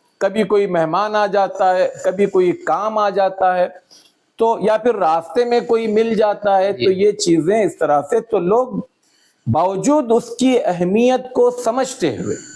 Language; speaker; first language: Urdu; native; Urdu